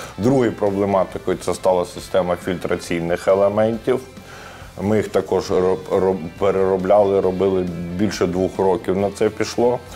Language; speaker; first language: Ukrainian; native; Ukrainian